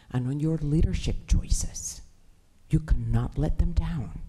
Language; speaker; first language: English; non-native, fluent; Spanish